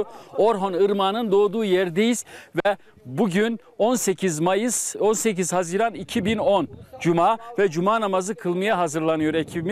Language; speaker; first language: Turkish; native; Turkish